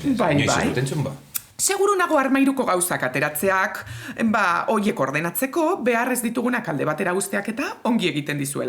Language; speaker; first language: Basque; native; Basque